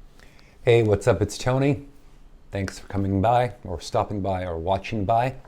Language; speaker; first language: English; native; English